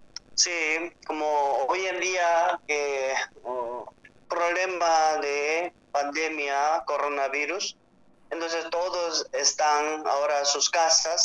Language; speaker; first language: Spanish; non-native, learner; Korean